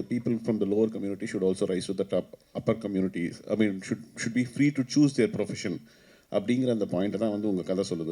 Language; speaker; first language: Tamil; native; Tamil